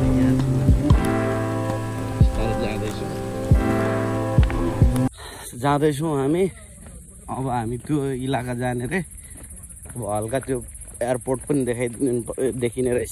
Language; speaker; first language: Nepali; native; Nepali